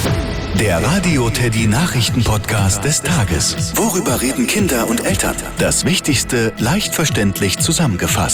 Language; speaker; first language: German; native; German